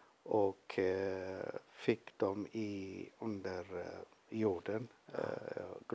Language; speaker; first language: Swedish; non-native, fluent; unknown